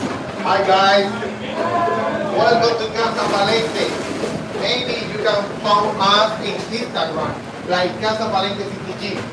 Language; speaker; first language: English; non-native, learner; Spanish